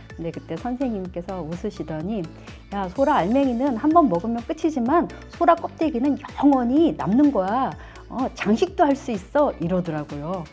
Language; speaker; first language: Korean; native; Korean